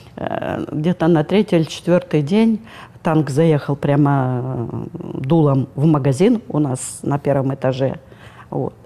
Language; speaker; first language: Russian; native; Russian